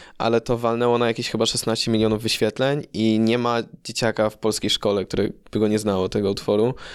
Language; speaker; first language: Polish; early bilingual, heritage; Polish